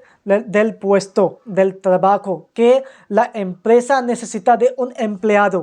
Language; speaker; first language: Spanish; non-native, fluent; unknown